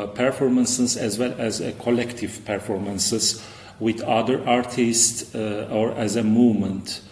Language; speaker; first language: English; non-native, fluent; Turkish